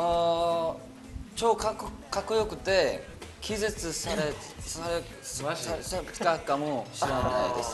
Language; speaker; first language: Japanese; non-native, learner; Korean